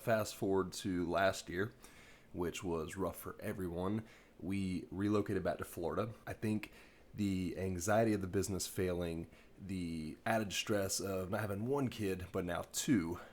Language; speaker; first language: English; native; English